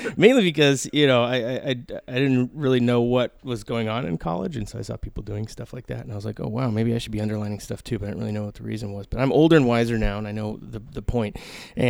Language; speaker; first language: English; native; English